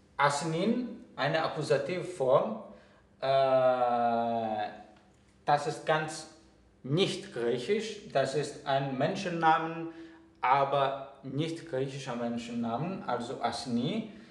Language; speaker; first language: German; non-native, fluent; Greek